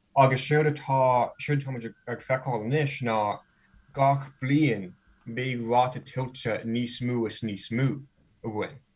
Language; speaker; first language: Irish; non-native, fluent; English